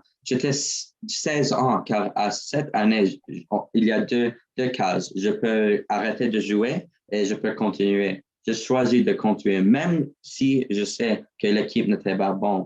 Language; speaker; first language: French; non-native, learner; English